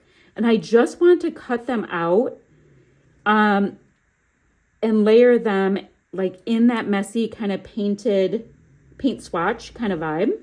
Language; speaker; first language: English; native; English